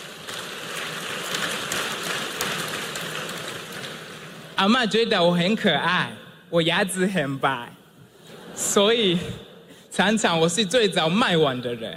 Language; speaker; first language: Chinese; non-native, fluent; Swahili